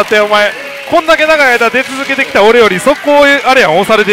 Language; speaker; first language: Japanese; native; Japanese